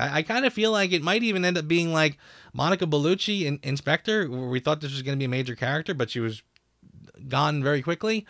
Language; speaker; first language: English; native; English